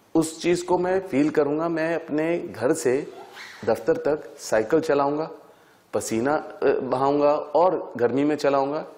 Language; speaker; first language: Hindi; native; Hindi